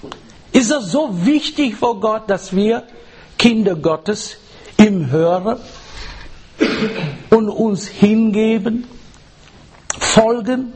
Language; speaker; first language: German; non-native, learner; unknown